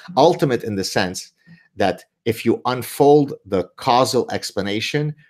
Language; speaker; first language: English; early bilingual, other home language; Arabic